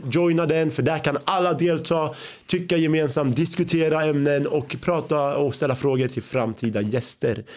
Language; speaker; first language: Swedish; early bilingual, other home language; Arabic